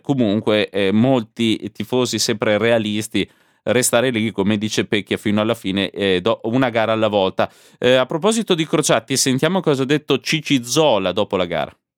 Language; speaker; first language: Italian; native; Italian